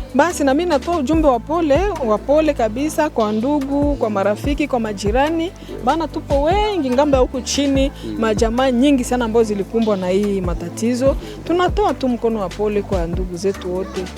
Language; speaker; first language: Swahili; native; Swahili